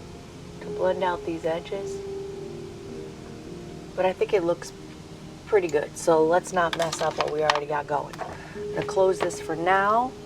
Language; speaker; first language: English; native; English